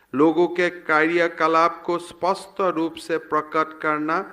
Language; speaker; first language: Hindi; non-native, local second language; Assamese